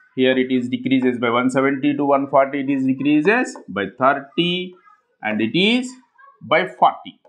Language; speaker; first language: English; non-native, local second language; Telugu